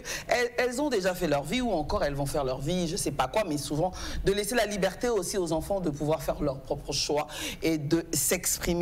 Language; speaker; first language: French; native; French